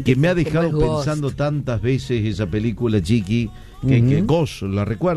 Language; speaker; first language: Spanish; native; Spanish